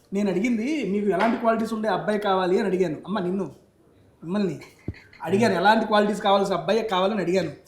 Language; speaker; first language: Telugu; native; Telugu